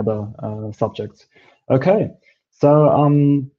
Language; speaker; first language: English; non-native, fluent; Polish